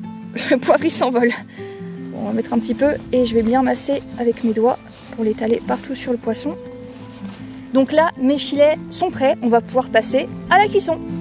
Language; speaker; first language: French; native; French